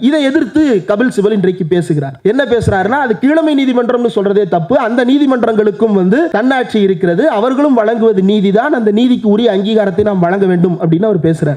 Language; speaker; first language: Tamil; native; Tamil